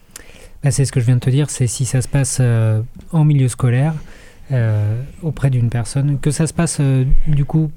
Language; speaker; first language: French; native; French